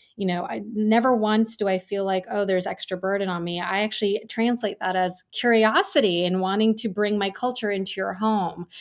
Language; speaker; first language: English; early bilingual, other home language; Gujarati